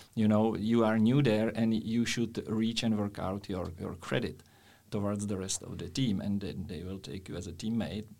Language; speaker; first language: English; non-native, fluent; Czech